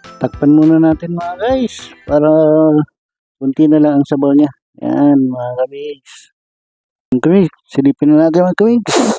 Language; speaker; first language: Filipino; non-native, local second language; Bikol